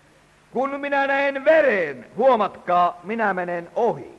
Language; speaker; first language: Finnish; native; Finnish